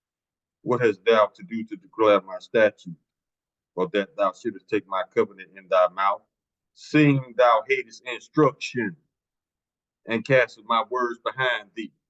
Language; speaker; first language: English; native; English